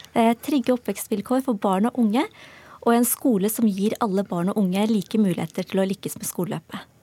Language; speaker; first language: Norwegian; early bilingual, other home language; Urdu